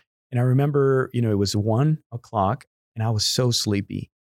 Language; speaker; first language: English; non-native, fluent; Spanish